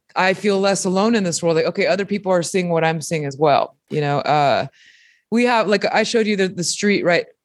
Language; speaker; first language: English; early bilingual, other home language; Spanish